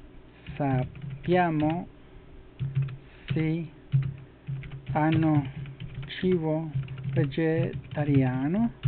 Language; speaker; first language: Italian; non-native, learner; Spanish